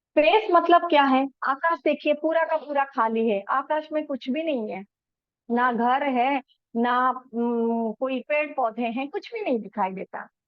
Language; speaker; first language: Hindi; non-native, local second language; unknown